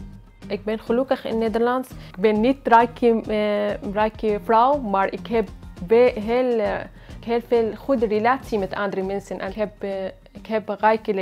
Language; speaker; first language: Dutch; non-native, learner; Arabic